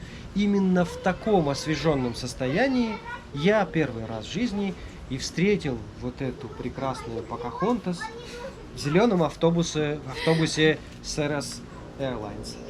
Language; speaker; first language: Russian; native; Russian